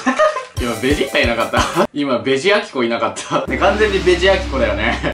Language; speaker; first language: Japanese; native; Japanese